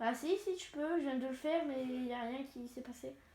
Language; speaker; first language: French; native; French